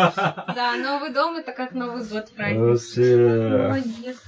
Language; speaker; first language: Russian; native; Russian